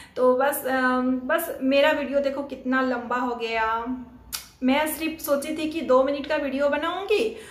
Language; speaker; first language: Hindi; non-native, local second language; Bangla